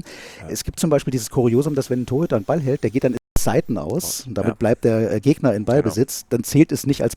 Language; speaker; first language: German; native; German